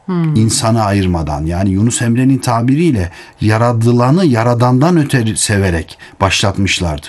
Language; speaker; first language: Turkish; native; Turkish